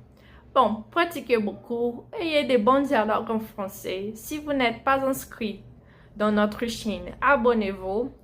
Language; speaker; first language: French; non-native, fluent; Portuguese